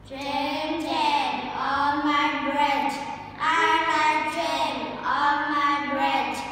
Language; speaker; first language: English; non-native, learner; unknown